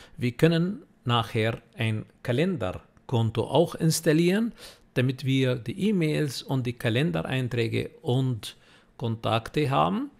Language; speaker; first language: German; non-native, fluent; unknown